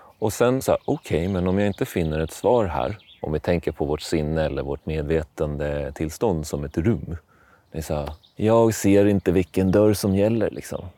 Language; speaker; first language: Swedish; native; Swedish